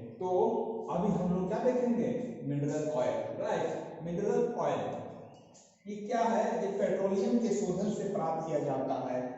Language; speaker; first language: Hindi; non-native, local second language; Santali